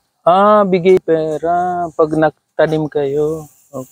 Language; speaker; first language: Filipino; non-native, learner; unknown